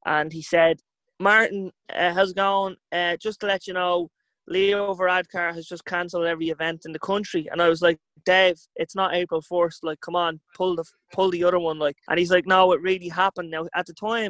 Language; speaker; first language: English; native; English